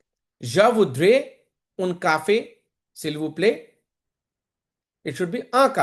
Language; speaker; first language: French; non-native, fluent; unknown